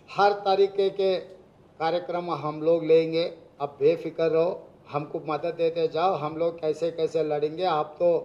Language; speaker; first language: Hindi; non-native, local second language; Telugu